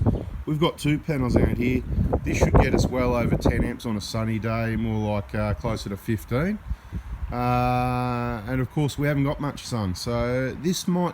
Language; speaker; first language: English; native; English